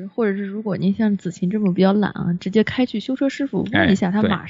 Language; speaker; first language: Chinese; native; Chinese